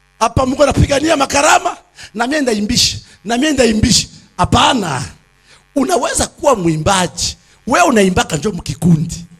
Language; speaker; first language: Swahili; native; Swahili